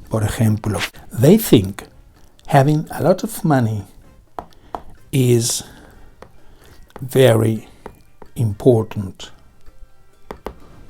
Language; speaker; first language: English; non-native, fluent; Spanish